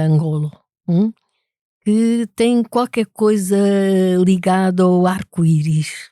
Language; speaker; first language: Portuguese; native; Portuguese